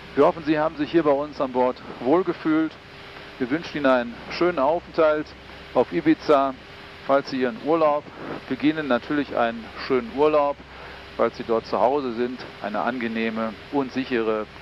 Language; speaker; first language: German; native; German